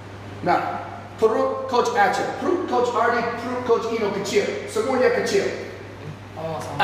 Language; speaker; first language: Indonesian; non-native, fluent; English